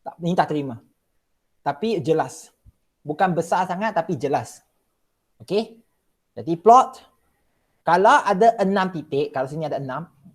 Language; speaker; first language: Malay; non-native, local second language; Chinese